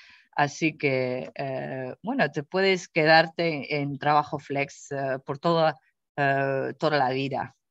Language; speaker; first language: Spanish; non-native, fluent; Dutch